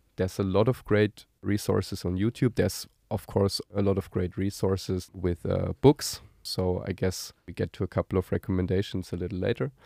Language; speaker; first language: English; non-native, fluent; German